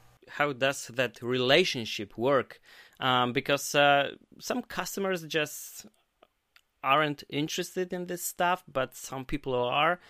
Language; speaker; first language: English; non-native, fluent; Polish